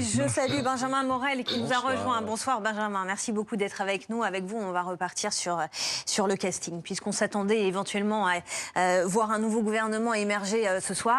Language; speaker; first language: French; native; French